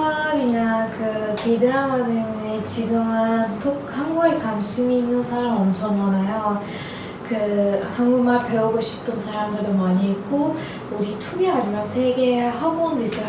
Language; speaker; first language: Korean; non-native, learner; Turkish